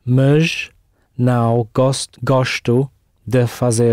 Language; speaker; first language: Portuguese; non-native, learner; English